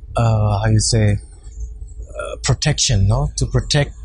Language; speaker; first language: English; non-native, fluent; Thai